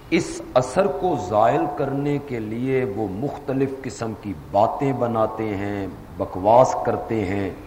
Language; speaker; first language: Urdu; non-native, local second language; Punjabi